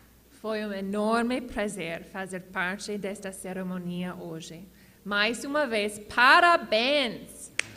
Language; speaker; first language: Portuguese; non-native, learner; English